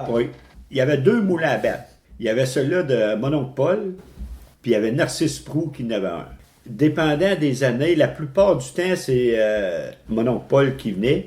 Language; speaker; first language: French; native; French